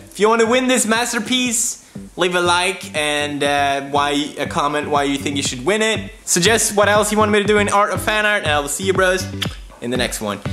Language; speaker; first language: English; non-native, fluent; Swedish